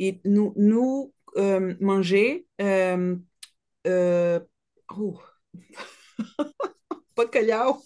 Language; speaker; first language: French; non-native, learner; Portuguese